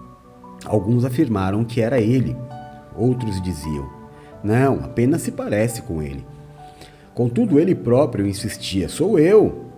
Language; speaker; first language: Portuguese; native; Portuguese